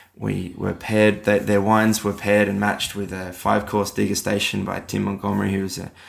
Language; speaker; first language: English; native; English